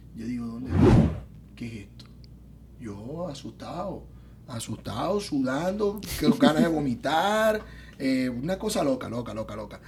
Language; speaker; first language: Spanish; native; Spanish